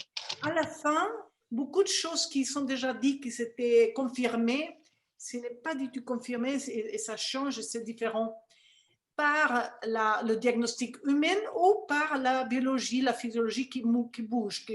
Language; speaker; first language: French; non-native, fluent; Spanish